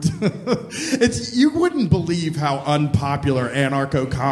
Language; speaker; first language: English; native; English